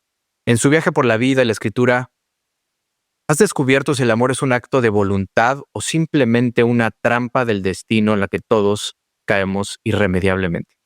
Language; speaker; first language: Spanish; native; Spanish